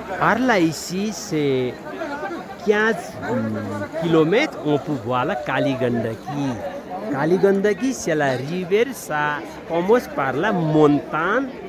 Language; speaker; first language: French; non-native, learner; Nepali